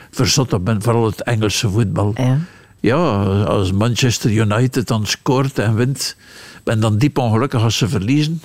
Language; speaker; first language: Dutch; native; Dutch